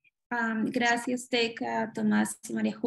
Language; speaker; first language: Spanish; non-native, fluent; Portuguese